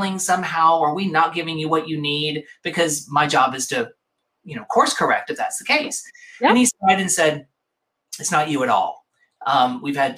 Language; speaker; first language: English; native; English